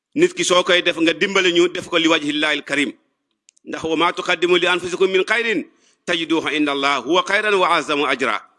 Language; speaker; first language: Wolof; native; Wolof